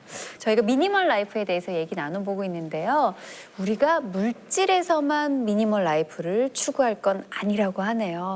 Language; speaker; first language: Korean; native; Korean